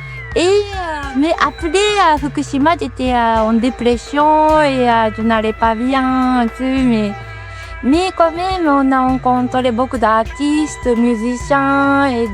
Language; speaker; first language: French; non-native, fluent; Japanese